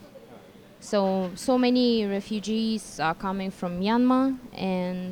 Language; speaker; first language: English; non-native, fluent; Russian